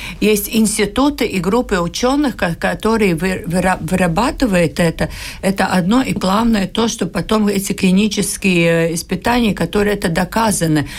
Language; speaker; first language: Russian; non-native, local second language; Latvian